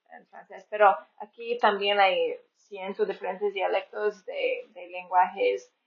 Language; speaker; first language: Spanish; non-native, fluent; English